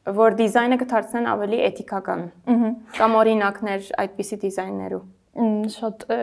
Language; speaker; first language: Armenian; native; Armenian